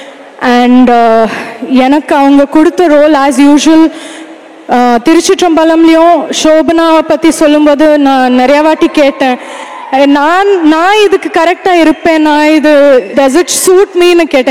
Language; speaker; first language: Tamil; non-native, fluent; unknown